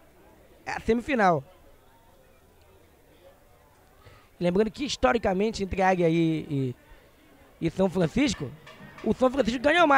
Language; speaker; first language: Portuguese; native; Portuguese